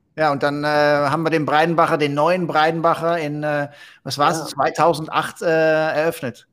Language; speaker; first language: German; native; German